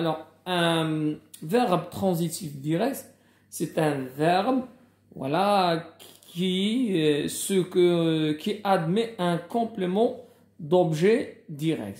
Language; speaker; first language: French; non-native, local second language; Arabic